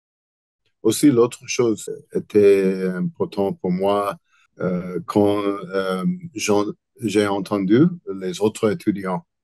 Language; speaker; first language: French; non-native, learner; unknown